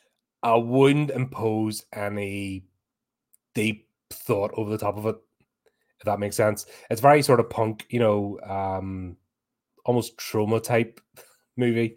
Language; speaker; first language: English; native; English